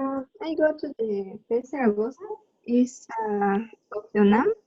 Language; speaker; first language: English; non-native, learner; Spanish